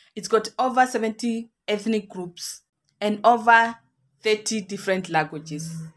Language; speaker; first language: English; non-native, local second language; Kikuyu